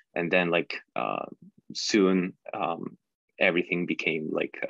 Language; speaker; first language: English; non-native, fluent; Arabic